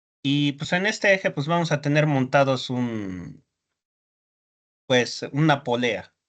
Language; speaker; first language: Spanish; native; Spanish